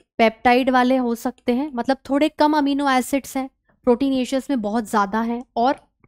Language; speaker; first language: Hindi; native; Hindi